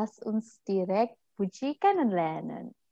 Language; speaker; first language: German; non-native, fluent; Indonesian